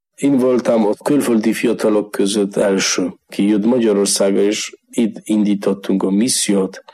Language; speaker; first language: Hungarian; non-native, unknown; Polish